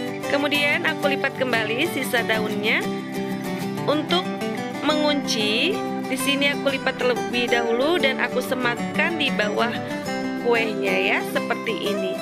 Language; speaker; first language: Indonesian; native; Indonesian